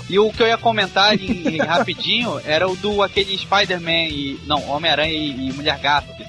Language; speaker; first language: Portuguese; native; Portuguese